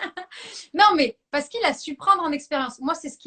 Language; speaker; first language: French; native; French